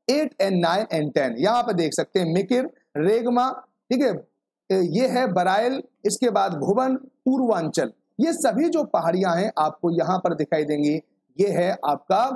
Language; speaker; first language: Hindi; native; Hindi